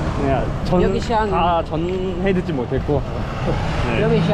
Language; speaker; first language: Korean; native; Korean